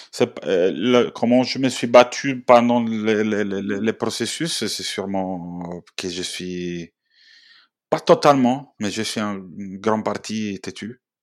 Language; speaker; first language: French; non-native, fluent; Italian